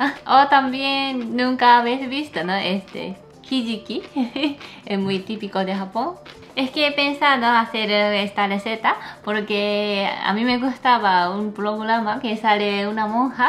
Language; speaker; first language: Spanish; non-native, learner; Japanese